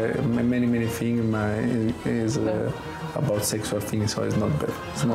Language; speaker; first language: English; non-native, learner; Italian